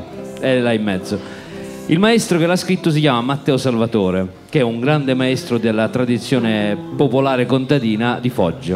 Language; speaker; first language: Italian; native; Italian